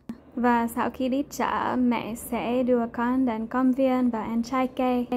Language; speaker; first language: Vietnamese; non-native, fluent; English